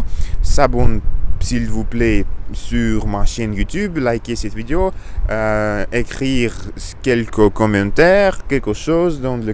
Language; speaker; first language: French; non-native, learner; Russian